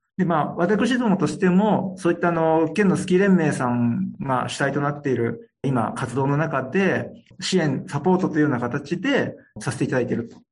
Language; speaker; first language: Japanese; native; Japanese